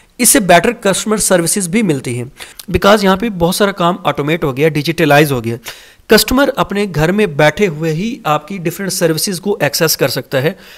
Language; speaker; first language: Hindi; native; Hindi